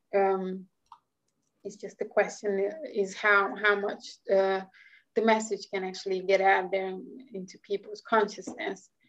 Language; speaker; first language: English; non-native, fluent; Hungarian